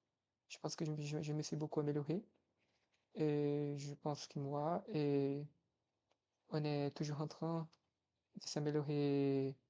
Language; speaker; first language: French; non-native, fluent; Portuguese